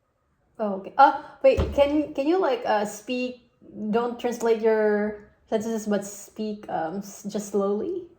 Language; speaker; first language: English; non-native, learner; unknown